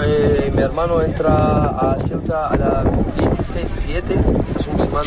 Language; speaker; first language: Spanish; non-native, learner; Arabic